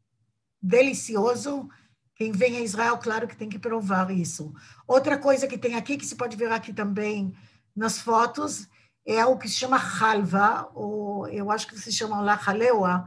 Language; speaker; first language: Portuguese; non-native, fluent; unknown